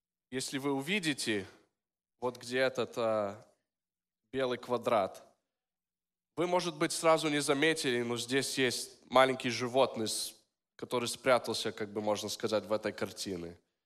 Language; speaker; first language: Russian; early bilingual, heritage; Russian